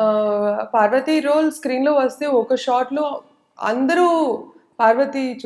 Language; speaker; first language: Telugu; non-native, learner; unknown